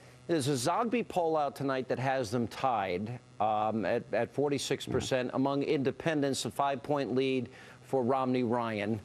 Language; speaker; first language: English; native; English